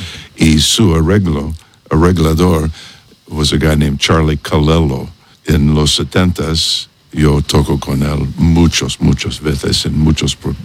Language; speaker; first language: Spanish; non-native, learner; English